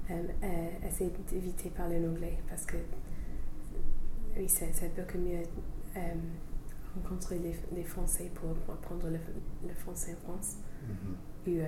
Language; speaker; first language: French; non-native, fluent; English